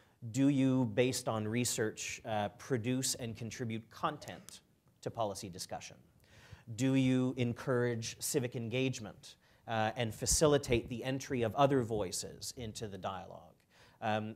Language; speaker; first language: English; native; English